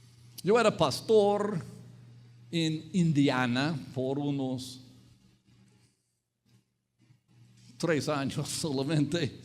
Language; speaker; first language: Spanish; non-native, fluent; English